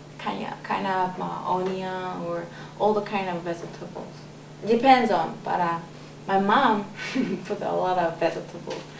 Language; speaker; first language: English; non-native, learner; Korean